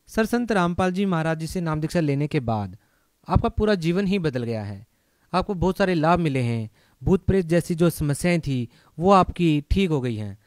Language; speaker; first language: Hindi; native; Hindi